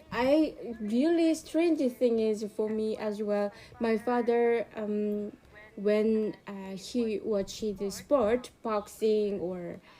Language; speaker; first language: English; non-native, learner; Korean